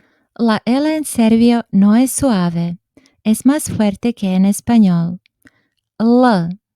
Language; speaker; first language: Spanish; non-native, fluent; Serbian